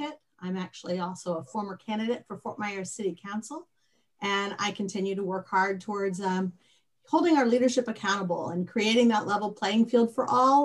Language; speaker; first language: English; native; English